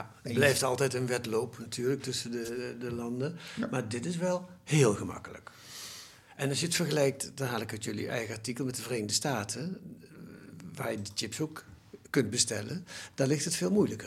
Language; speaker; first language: Dutch; native; Dutch